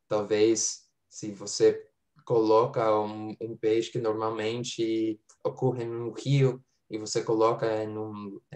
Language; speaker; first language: Portuguese; non-native, fluent; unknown